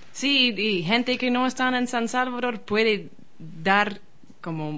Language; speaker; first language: Spanish; non-native, learner; English